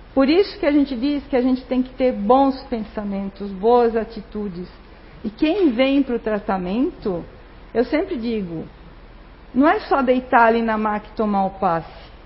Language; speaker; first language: Portuguese; non-native, fluent; Spanish